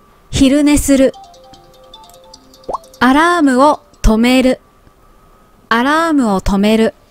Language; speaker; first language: Japanese; native; Japanese